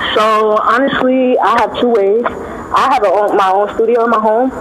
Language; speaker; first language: English; native; English